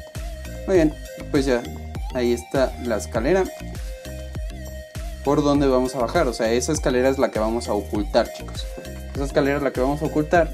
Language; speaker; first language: Spanish; native; Spanish